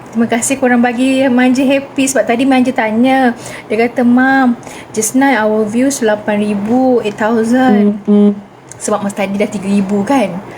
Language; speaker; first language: English; non-native, local second language; Malay